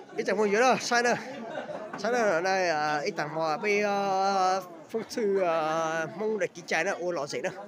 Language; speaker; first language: Vietnamese; non-native, local second language; Hmong